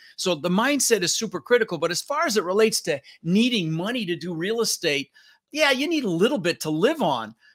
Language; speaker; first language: English; early bilingual, other home language; Dutch